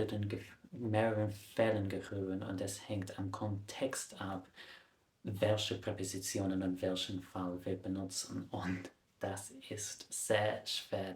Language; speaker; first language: German; non-native, fluent; English